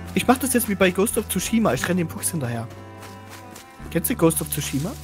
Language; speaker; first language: German; native; German